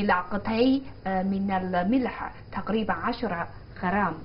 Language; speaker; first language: Arabic; non-native, fluent; Chinese